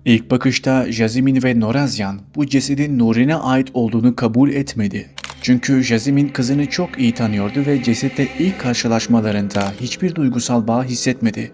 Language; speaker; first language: Turkish; native; Turkish